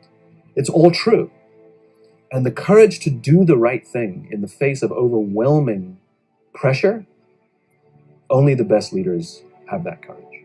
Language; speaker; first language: English; native; English